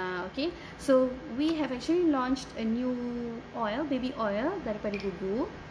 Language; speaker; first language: English; non-native, local second language; Malay